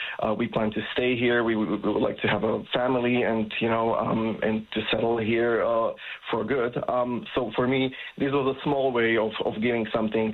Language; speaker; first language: English; non-native, fluent; Slovak